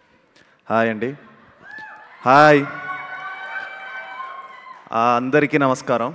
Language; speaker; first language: Telugu; native; Telugu